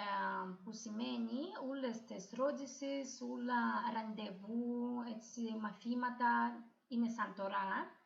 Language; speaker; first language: Greek; non-native, fluent; Russian